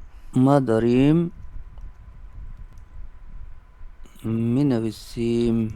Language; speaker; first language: Persian; non-native, learner; Urdu